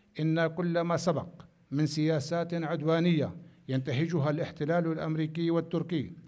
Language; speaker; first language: Arabic; native; Arabic